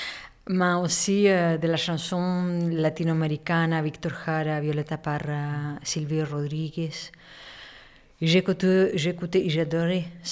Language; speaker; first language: French; non-native, learner; Spanish